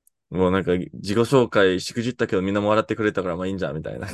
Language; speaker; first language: Japanese; non-native, fluent; English